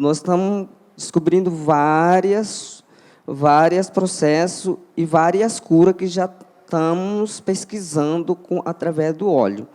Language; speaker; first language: Portuguese; non-native, local second language; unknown